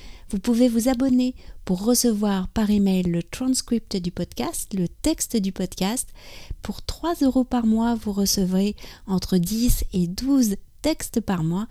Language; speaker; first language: French; native; French